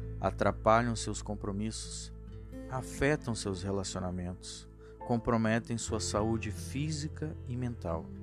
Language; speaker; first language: Portuguese; native; Portuguese